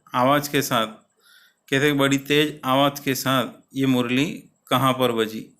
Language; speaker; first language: Hindi; non-native, local second language; Gujarati